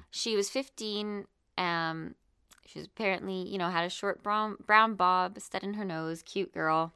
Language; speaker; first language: English; native; English